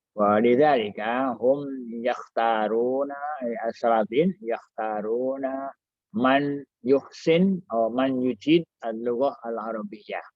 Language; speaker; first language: Arabic; non-native, fluent; Indonesian